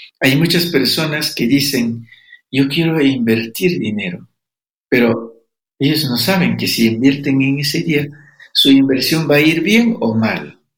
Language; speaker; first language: Spanish; non-native, local second language; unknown